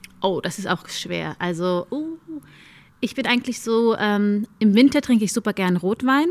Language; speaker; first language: German; early bilingual, other home language; Amharic